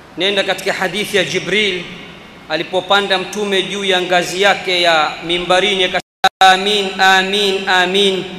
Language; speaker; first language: Swahili; native; Swahili